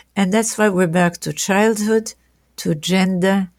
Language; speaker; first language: English; non-native, fluent; German